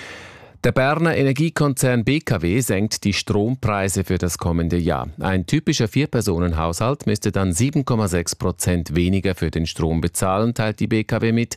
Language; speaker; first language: German; native; German